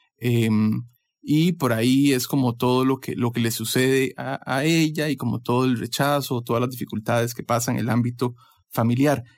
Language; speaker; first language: Spanish; native; Spanish